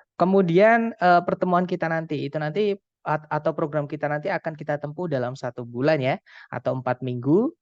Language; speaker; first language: Indonesian; non-native, local second language; Javanese